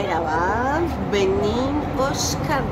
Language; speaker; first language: Turkish; non-native, learner; Spanish